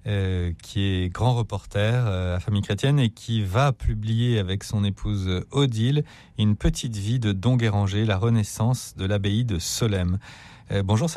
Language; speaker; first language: French; native; French